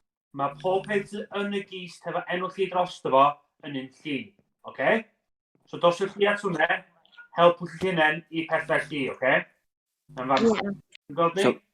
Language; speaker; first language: Welsh; native; Welsh